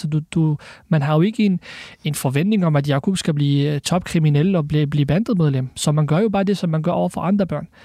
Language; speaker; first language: Danish; early bilingual, other home language; Arabic